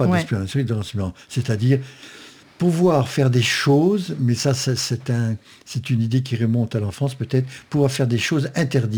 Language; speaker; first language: French; native; French